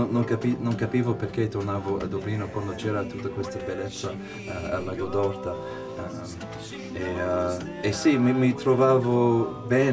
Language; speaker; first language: Italian; non-native, fluent; English